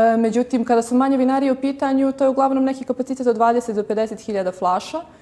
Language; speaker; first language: Croatian; native; Croatian